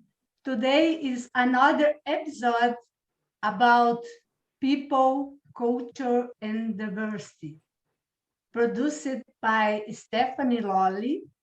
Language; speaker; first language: English; non-native, learner; Portuguese